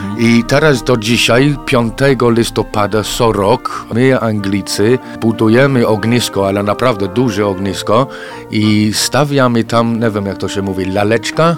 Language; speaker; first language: Polish; non-native, fluent; English